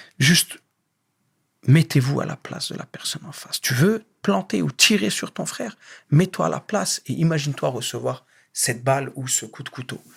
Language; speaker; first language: French; native; French